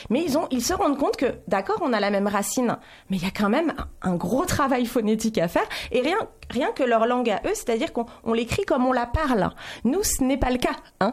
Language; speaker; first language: French; native; French